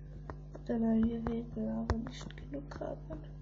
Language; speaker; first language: German; early bilingual, other home language; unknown